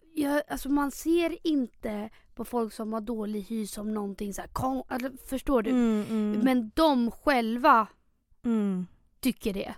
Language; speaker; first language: Swedish; early bilingual, other home language; Spanish